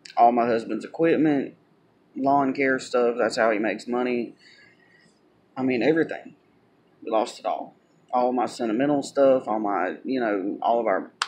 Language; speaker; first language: English; native; English